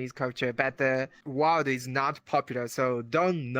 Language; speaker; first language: English; non-native, learner; Japanese